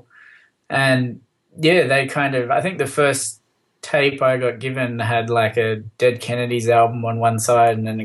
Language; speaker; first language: English; native; English